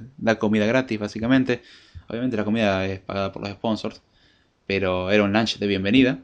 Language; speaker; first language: Spanish; native; Spanish